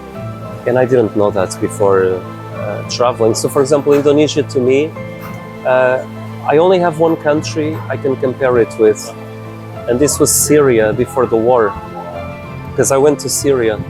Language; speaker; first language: English; non-native, fluent; Portuguese